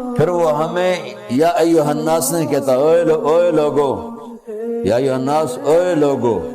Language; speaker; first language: Urdu; non-native, local second language; Punjabi